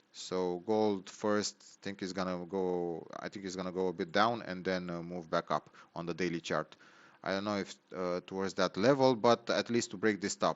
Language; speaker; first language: English; non-native, fluent; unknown